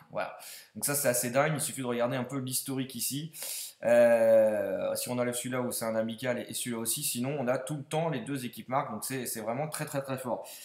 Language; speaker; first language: French; native; French